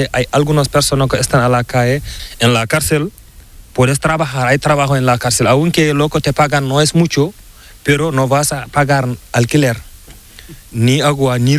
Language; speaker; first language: Spanish; non-native, learner; Fula